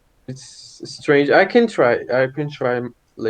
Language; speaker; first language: English; non-native, fluent; Portuguese